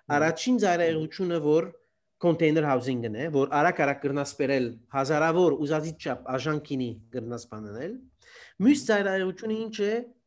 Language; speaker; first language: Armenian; early bilingual, heritage; Armenian